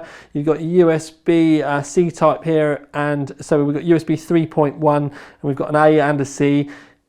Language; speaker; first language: English; native; English